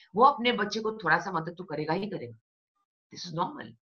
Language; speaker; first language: Hindi; non-native, local second language; Bangla